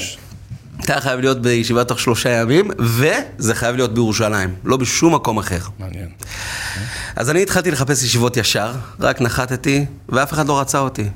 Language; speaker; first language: Hebrew; native; Hebrew